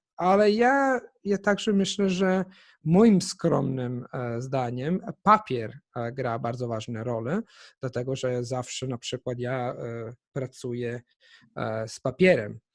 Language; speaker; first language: Polish; non-native, fluent; Italian